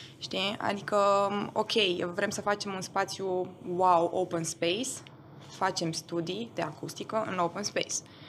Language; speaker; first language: Romanian; non-native, local second language; German